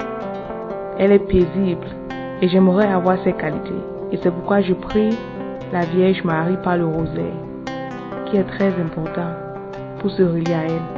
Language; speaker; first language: English; non-native, local second language; French